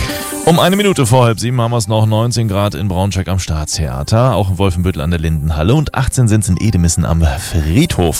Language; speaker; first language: German; native; German